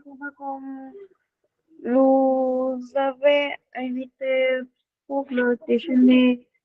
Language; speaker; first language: French; non-native, learner; Vietnamese